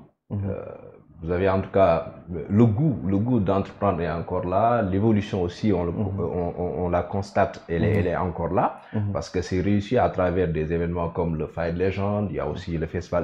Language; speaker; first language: French; non-native, local second language; Wolof